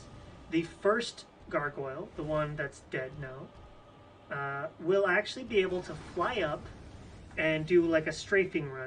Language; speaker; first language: English; native; English